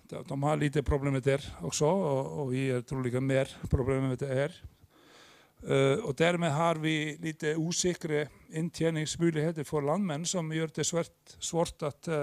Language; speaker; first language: Swedish; non-native, fluent; Icelandic